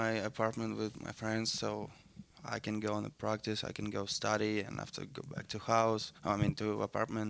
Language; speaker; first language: English; non-native, learner; Russian